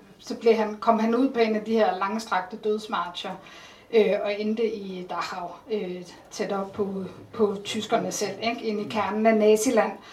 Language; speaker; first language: Danish; early bilingual, other home language; Polish